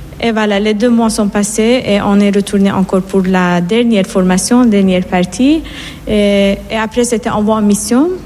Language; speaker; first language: French; non-native, fluent; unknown